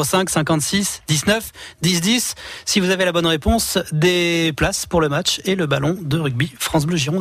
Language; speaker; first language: French; native; French